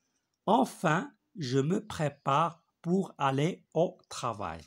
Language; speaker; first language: French; non-native, local second language; Arabic